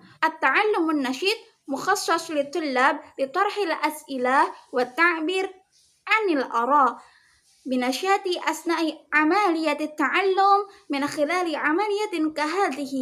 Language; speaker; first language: Arabic; non-native, learner; Indonesian